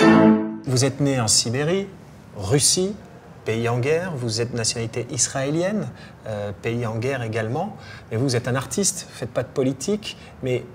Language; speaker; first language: French; native; French